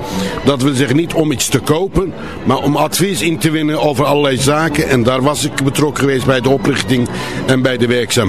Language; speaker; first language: Dutch; non-native, fluent; Turkish